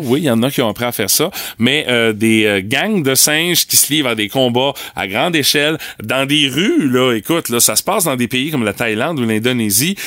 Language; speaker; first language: French; native; French